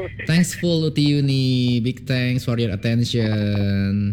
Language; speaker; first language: English; non-native, learner; Indonesian